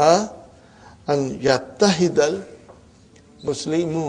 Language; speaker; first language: Arabic; non-native, fluent; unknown